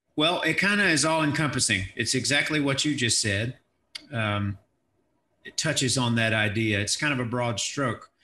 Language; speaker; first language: English; native; English